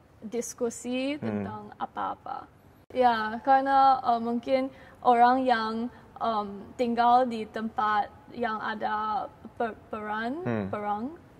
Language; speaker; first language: Indonesian; non-native, learner; Chinese